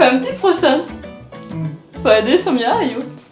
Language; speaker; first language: Swedish; non-native, fluent; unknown